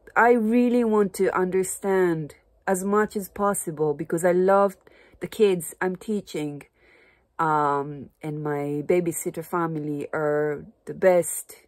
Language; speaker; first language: English; non-native, fluent; Japanese